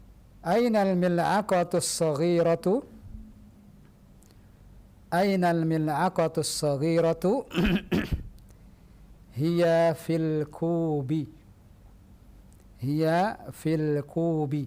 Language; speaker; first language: Arabic; non-native, fluent; Indonesian